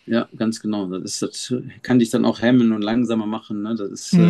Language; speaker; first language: German; native; German